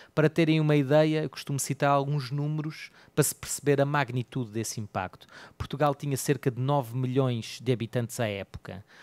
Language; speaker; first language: Portuguese; native; Portuguese